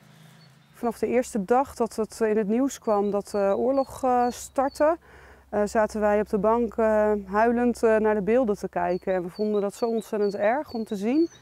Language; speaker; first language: Dutch; native; Dutch